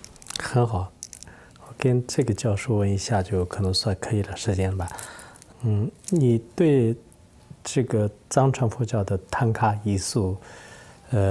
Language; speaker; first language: Chinese; non-native, fluent; Tibetan